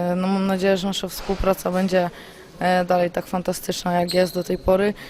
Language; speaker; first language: Polish; native; Polish